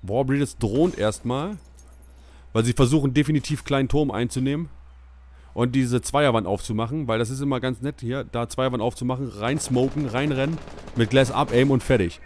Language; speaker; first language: German; native; German